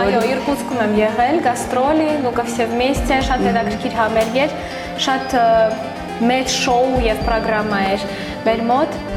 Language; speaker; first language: Armenian; early bilingual, heritage; Armenian